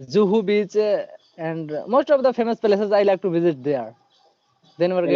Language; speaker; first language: English; non-native, learner; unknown